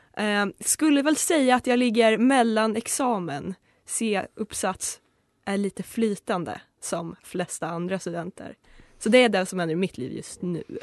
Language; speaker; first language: Swedish; native; Swedish